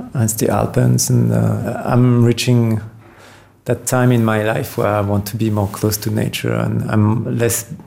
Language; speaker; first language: English; non-native, fluent; French